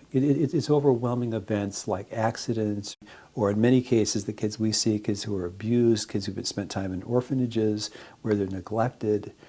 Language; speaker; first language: English; native; English